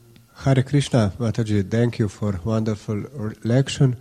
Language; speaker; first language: English; non-native, fluent; Slovenian